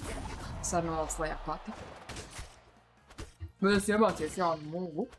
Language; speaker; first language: Latvian; native; Latvian